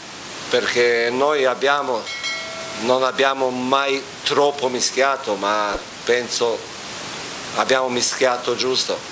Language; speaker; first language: Italian; non-native, fluent; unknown